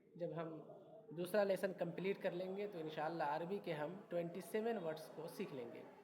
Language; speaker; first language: Urdu; native; Urdu